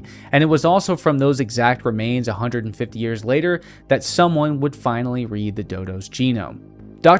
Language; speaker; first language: English; native; English